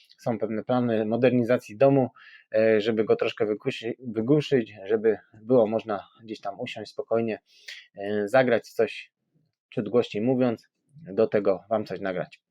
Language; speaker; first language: Polish; native; Polish